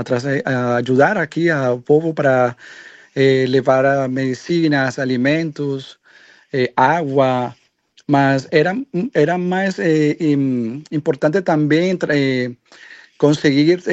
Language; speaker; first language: Portuguese; non-native, learner; Spanish